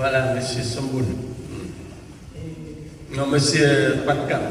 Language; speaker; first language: French; non-native, fluent; Sinhala